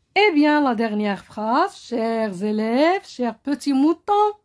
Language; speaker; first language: French; non-native, local second language; Arabic